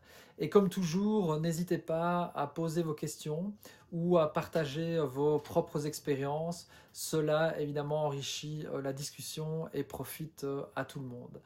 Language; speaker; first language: French; native; French